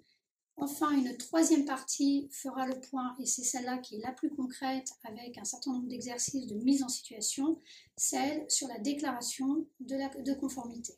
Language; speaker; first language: French; native; French